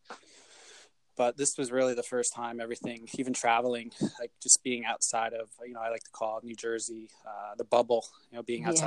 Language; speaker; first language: English; native; English